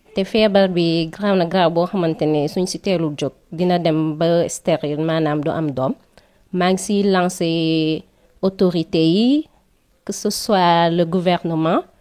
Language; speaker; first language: Wolof; non-native, local second language; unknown